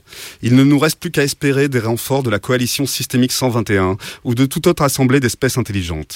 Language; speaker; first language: French; native; French